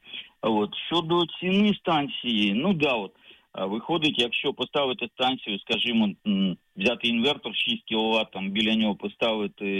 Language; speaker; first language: Ukrainian; native; Ukrainian